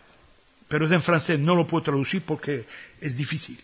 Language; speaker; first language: Spanish; early bilingual, heritage; Ladino